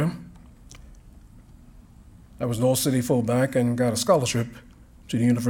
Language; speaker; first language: English; native; English